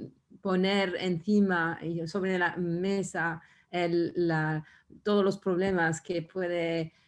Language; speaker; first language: Spanish; non-native, fluent; French